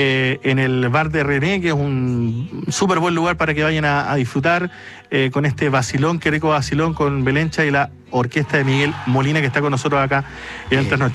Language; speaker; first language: Spanish; native; Spanish